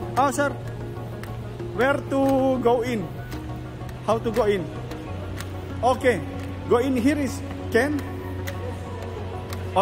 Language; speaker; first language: English; non-native, learner; Indonesian